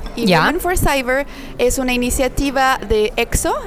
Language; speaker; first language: Spanish; native; Spanish